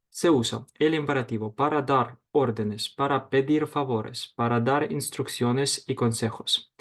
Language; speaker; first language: Spanish; non-native, fluent; Ukrainian